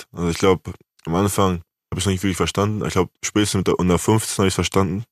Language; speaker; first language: German; native; German